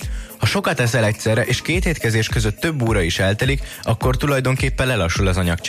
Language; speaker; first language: Hungarian; native; Hungarian